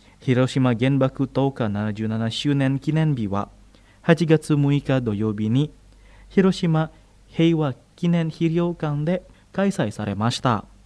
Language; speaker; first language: Japanese; non-native, fluent; Indonesian